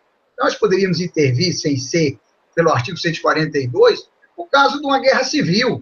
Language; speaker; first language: Portuguese; native; Portuguese